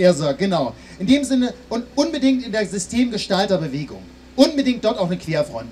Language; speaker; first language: German; native; German